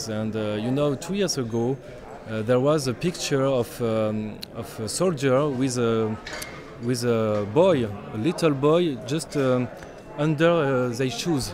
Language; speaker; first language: English; non-native, learner; French